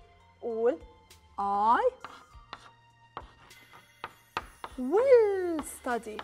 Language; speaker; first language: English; non-native, fluent; Arabic